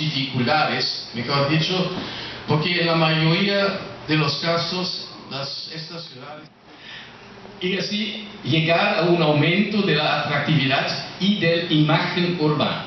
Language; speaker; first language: Spanish; non-native, fluent; German